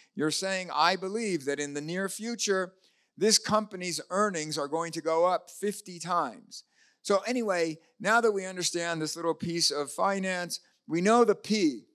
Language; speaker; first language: English; native; English